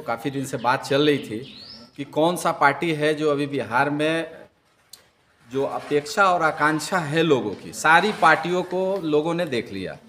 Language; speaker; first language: Hindi; native; Hindi